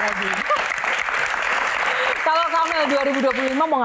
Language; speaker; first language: Indonesian; native; Indonesian